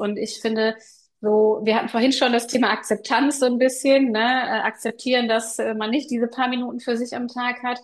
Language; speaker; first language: German; native; German